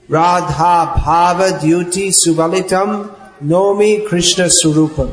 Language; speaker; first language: Bangla; non-native, fluent; English